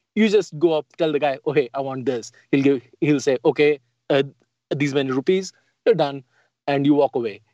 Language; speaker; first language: English; non-native, local second language; Hindi